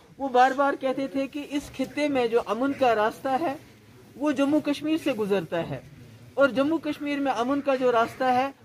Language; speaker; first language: Urdu; non-native, local second language; Kashmiri